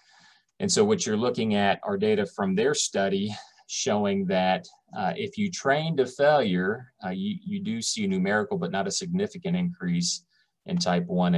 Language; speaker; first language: English; native; English